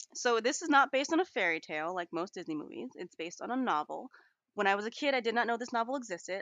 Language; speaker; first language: English; native; English